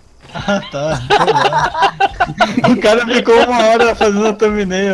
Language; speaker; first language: Portuguese; native; Portuguese